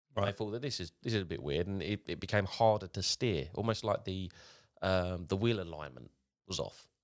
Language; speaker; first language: English; native; English